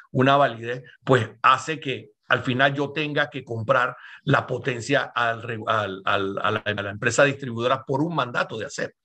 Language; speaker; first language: Spanish; native; Spanish